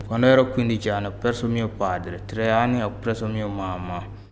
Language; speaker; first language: Italian; non-native, learner; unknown